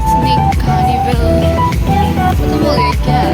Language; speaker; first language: Hindi; non-native, local second language; Assamese